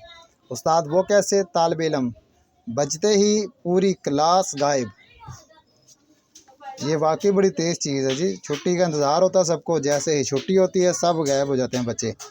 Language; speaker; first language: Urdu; non-native, local second language; Punjabi